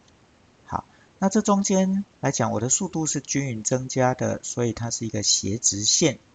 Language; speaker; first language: Chinese; native; Chinese